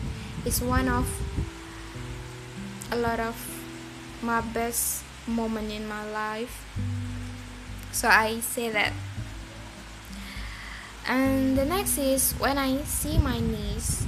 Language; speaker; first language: English; non-native, learner; Indonesian